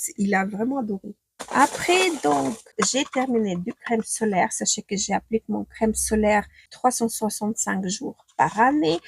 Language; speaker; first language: French; non-native, fluent; Ukrainian